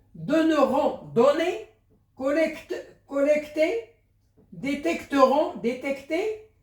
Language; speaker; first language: French; non-native, local second language; Arabic